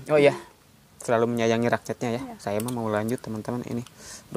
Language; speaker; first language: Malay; non-native, local second language; Sundanese